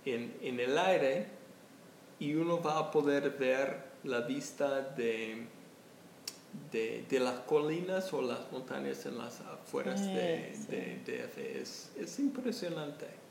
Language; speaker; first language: Spanish; non-native, fluent; English